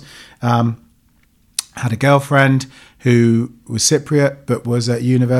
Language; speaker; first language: English; native; English